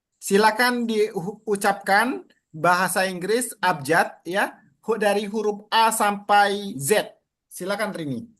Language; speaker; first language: Indonesian; native; Indonesian